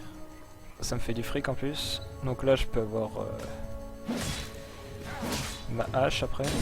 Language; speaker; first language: French; native; French